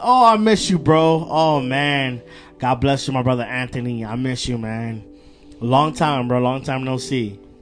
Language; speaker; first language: English; early bilingual, other home language; Spanish